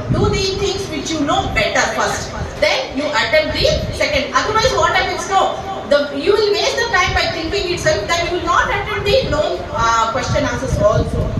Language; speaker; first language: English; non-native, local second language; Kannada